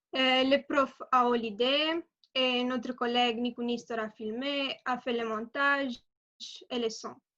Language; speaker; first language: French; non-native, learner; Romanian